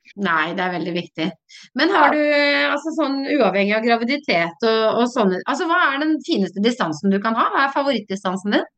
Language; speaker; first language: Norwegian; native; Norwegian